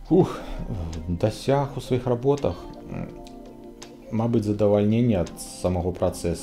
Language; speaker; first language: Belarusian; non-native, local second language; Russian